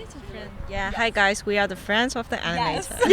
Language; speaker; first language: English; non-native, fluent; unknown